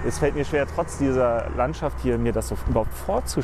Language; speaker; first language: German; native; German